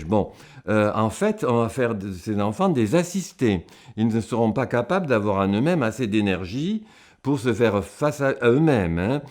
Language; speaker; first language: French; native; French